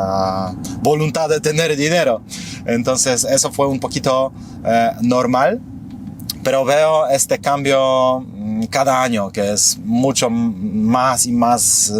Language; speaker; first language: Spanish; non-native, fluent; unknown